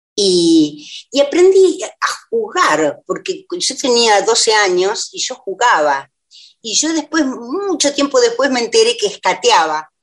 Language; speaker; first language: Spanish; native; Spanish